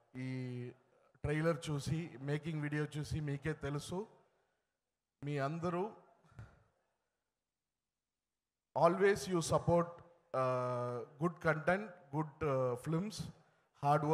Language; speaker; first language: Telugu; non-native, learner; Tamil